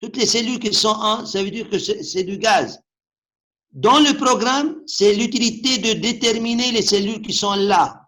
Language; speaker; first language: French; non-native, local second language; Arabic